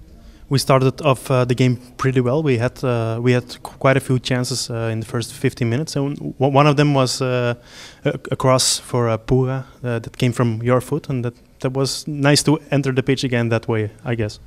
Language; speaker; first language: English; non-native, fluent; Dutch